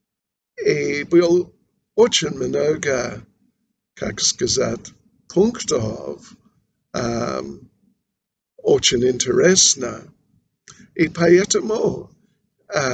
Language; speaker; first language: Russian; non-native, learner; English